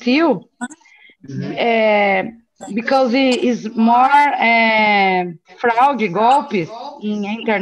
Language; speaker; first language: English; non-native, learner; Portuguese